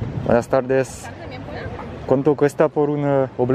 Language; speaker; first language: Spanish; non-native, learner; French